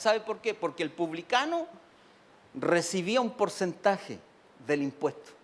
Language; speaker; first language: Spanish; native; Spanish